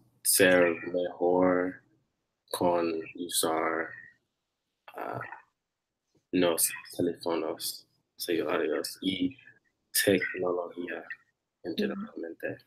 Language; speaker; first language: Spanish; non-native, learner; English